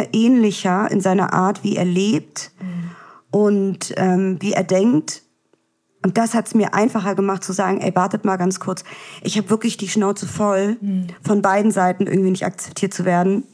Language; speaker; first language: German; early bilingual, other home language; Russian